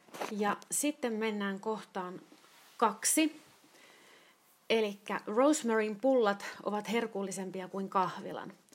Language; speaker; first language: Finnish; native; Finnish